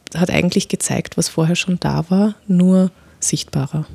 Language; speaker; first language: German; native; German